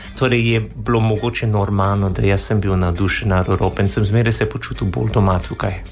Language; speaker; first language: Slovenian; non-native, fluent; English